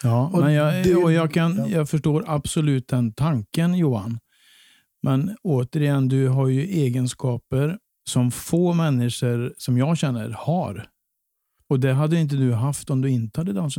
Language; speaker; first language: Swedish; native; Swedish